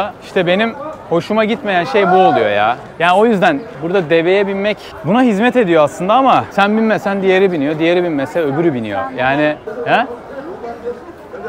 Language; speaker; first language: Turkish; native; Turkish